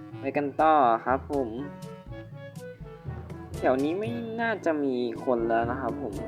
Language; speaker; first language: Thai; native; Thai